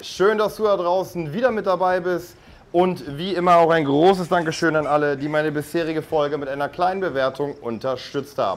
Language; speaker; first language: German; native; German